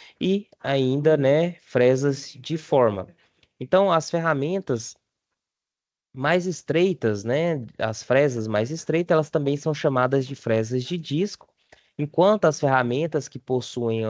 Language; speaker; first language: Portuguese; native; Portuguese